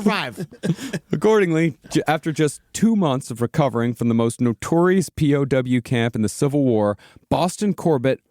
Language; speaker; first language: English; native; English